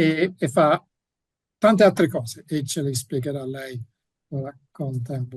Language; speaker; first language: Italian; native; Italian